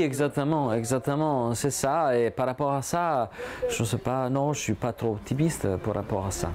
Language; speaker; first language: French; non-native, fluent; Italian